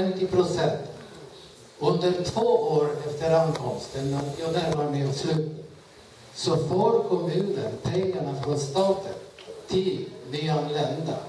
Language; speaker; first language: Swedish; non-native, fluent; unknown